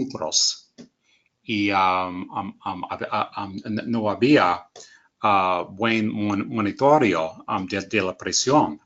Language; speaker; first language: Spanish; non-native, learner; English